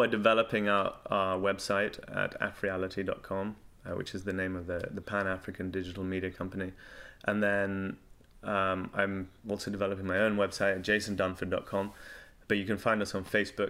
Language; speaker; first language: English; native; English